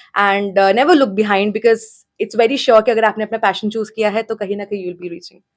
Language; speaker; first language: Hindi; non-native, local second language; Malayalam